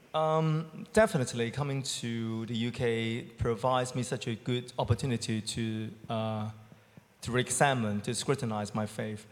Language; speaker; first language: English; non-native, local second language; Cantonese